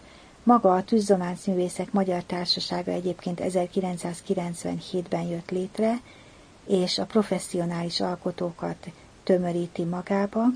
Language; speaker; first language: Hungarian; native; Hungarian